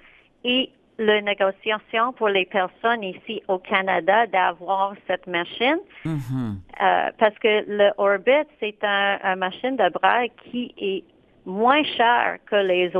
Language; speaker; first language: French; non-native, local second language; English